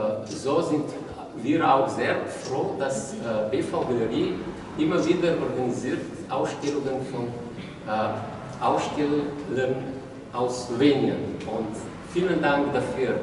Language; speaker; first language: German; non-native, fluent; Slovenian